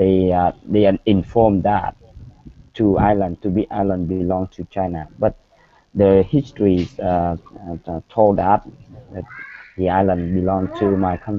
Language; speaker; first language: English; non-native, learner; Vietnamese